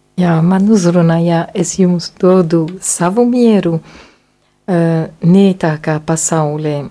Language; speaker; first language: Latvian; non-native, fluent; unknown